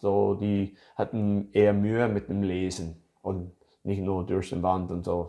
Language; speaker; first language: German; non-native, fluent; English